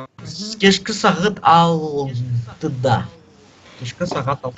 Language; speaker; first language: Kazakh; non-native, local second language; Russian